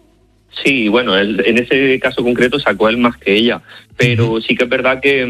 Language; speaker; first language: Spanish; native; Spanish